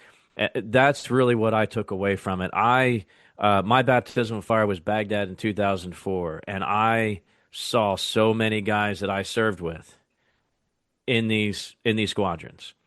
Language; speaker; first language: English; native; English